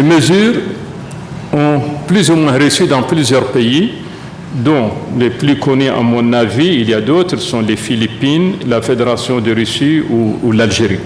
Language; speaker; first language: French; non-native, local second language; Arabic